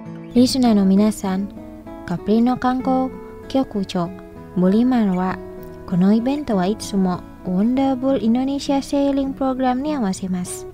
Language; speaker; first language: Japanese; non-native, fluent; Indonesian